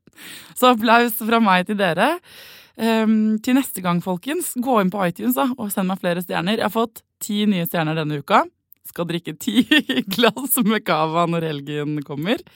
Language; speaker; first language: Norwegian; native; Norwegian